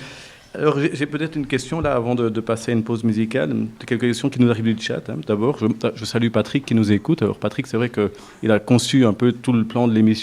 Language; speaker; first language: French; native; French